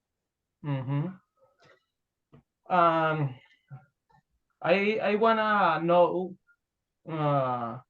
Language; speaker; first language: English; non-native, learner; Spanish